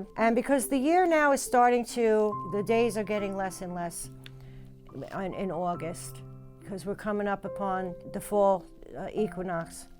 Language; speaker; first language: English; native; English